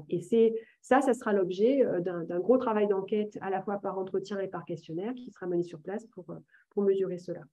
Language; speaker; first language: French; native; French